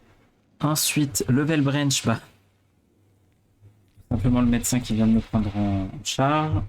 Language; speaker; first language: French; native; French